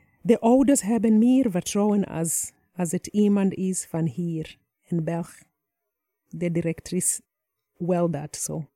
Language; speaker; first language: Dutch; non-native, fluent; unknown